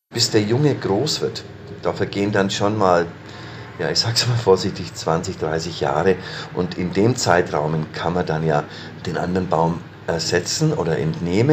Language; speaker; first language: German; native; German